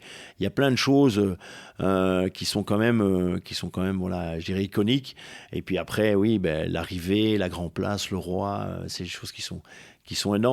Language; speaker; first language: French; native; French